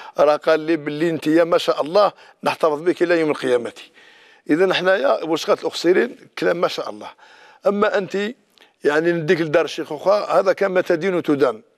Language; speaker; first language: Arabic; native; Arabic